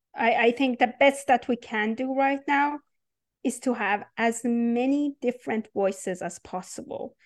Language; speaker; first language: English; non-native, fluent; Persian